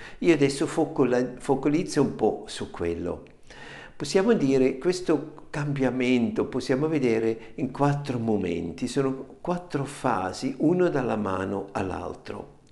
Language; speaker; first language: Italian; non-native, fluent; German